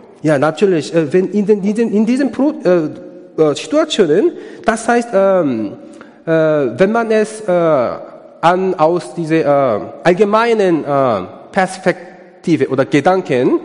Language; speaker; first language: German; non-native, learner; Korean